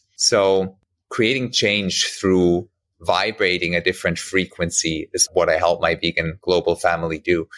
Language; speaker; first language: English; non-native, fluent; German